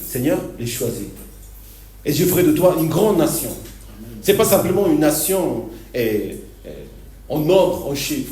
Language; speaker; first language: French; non-native, fluent; Korean